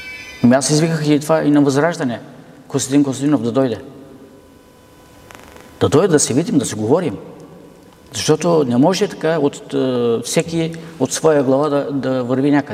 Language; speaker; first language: Bulgarian; non-native, local second language; Turkish